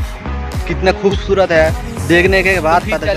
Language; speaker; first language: Hindi; non-native, local second language; Bangla